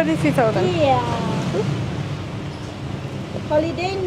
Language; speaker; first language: English; non-native, learner; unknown